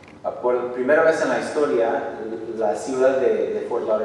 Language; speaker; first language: Spanish; non-native, fluent; English